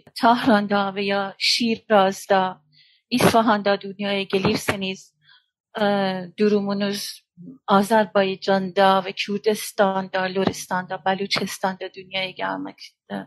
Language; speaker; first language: Turkish; non-native, fluent; Persian